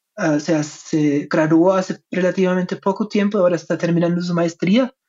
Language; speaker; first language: Spanish; non-native, fluent; German